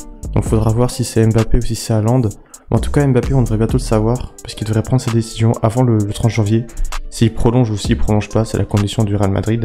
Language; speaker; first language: French; native; French